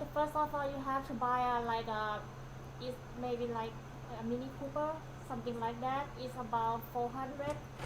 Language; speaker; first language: English; non-native, learner; Thai